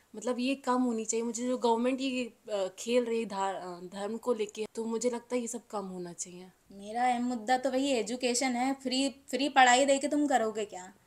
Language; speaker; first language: Hindi; native; Hindi